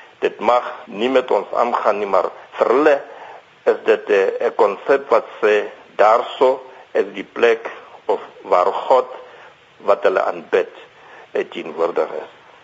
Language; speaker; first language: Afrikaans; non-native, local second language; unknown